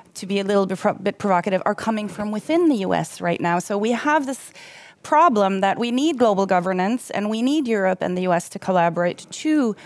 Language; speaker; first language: English; non-native, fluent; German